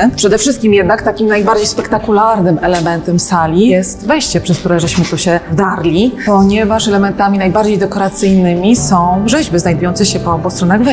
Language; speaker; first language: Polish; native; Polish